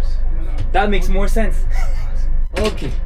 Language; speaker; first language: English; non-native, learner; French